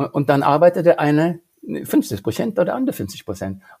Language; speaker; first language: German; non-native, fluent; Norwegian